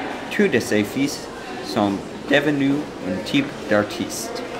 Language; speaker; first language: French; non-native, learner; English